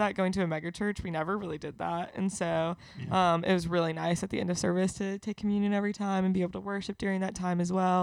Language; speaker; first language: English; native; English